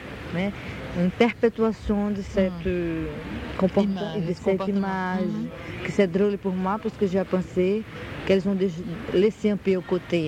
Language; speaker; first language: French; non-native, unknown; Portuguese